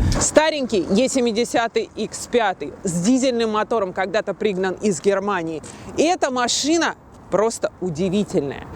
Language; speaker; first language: Russian; native; Russian